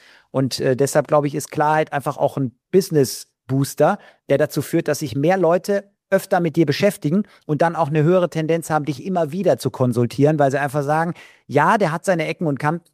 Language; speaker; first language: German; native; German